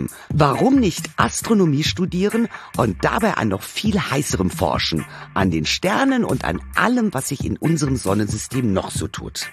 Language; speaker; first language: German; native; German